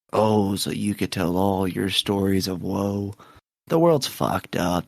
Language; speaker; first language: English; native; English